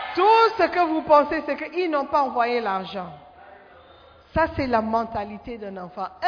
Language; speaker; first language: French; non-native, fluent; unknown